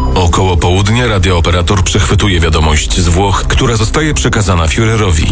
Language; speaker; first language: Polish; native; Polish